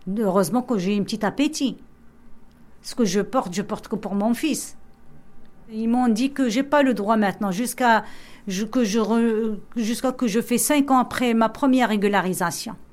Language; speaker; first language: French; non-native, local second language; Arabic